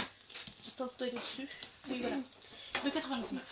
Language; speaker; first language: French; native; French